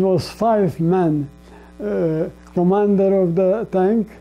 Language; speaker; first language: English; non-native, learner; Polish